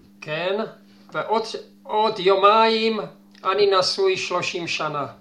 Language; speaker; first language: Hebrew; non-native, fluent; Czech